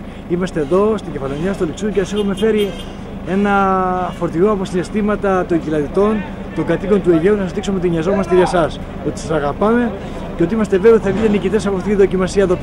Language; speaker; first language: Greek; native; Greek